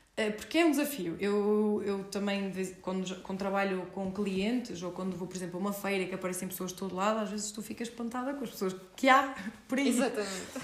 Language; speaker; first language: Portuguese; early bilingual, heritage; Portuguese